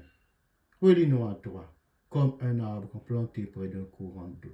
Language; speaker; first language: French; native; French